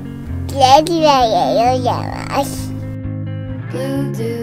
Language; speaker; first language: Chinese; early bilingual, heritage; Chinese